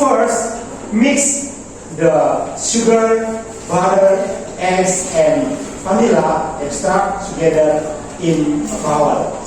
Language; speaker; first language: English; non-native, learner; Indonesian